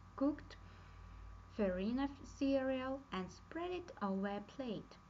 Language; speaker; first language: English; non-native, fluent; Russian